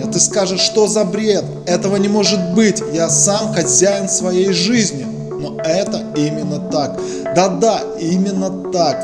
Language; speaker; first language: Russian; native; Russian